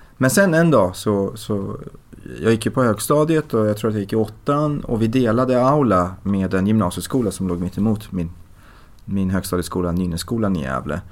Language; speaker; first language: Swedish; early bilingual, other home language; Persian